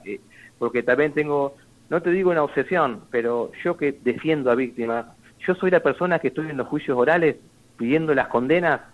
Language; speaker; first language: Spanish; native; Spanish